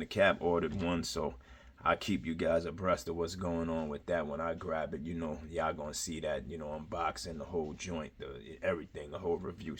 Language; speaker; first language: English; native; English